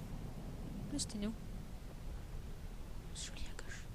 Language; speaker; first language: French; native; French